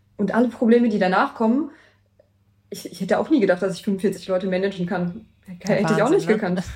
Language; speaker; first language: German; native; German